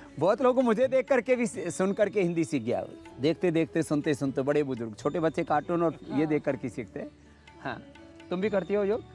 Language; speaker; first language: Hindi; native; Hindi